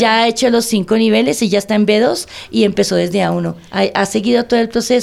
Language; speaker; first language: Spanish; native; Spanish